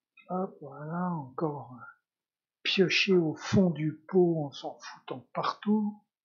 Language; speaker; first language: French; native; French